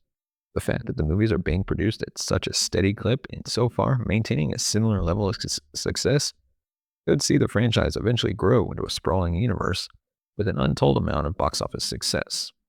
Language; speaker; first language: English; native; English